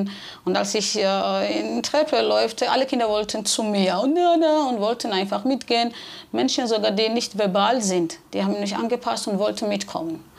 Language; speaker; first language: German; non-native, fluent; Georgian